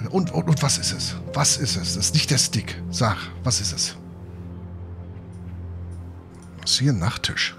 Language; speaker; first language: German; native; German